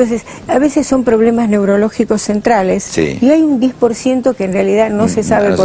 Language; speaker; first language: Spanish; native; Spanish